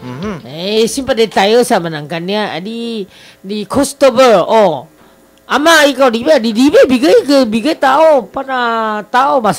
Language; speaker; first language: Filipino; non-native, learner; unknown